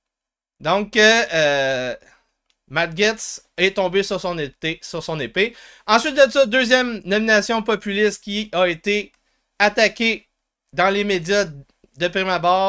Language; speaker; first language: French; native; French